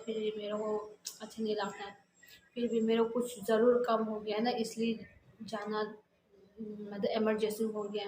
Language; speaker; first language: Hindi; non-native, learner; Tibetan